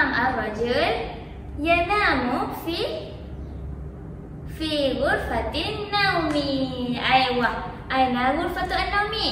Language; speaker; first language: Arabic; non-native, learner; Malay